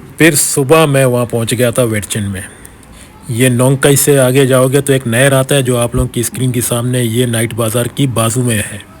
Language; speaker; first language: Urdu; non-native, local second language; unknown